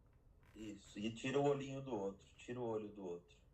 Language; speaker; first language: Portuguese; native; Portuguese